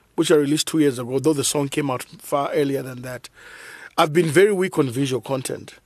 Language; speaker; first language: English; non-native, local second language; Shona